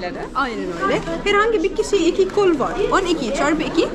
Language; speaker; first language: Turkish; non-native, learner; Arabic